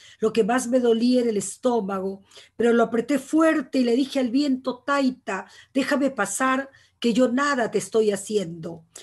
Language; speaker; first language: Spanish; native; Spanish